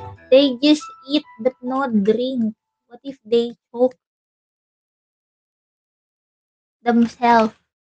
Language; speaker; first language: English; non-native, fluent; Indonesian